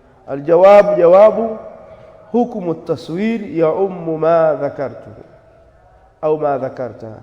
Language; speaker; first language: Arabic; non-native, fluent; Swahili